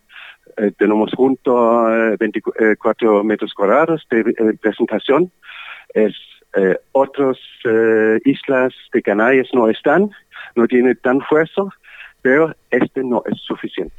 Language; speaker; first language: Spanish; non-native, learner; German